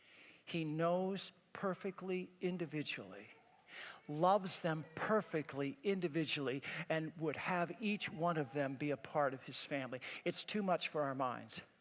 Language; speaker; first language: English; native; English